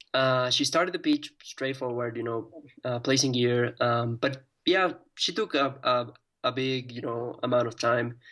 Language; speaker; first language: English; non-native, fluent; Spanish